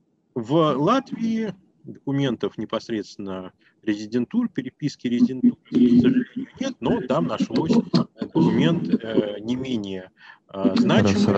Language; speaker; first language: Russian; native; Russian